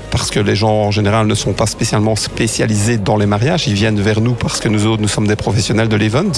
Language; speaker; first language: French; native; French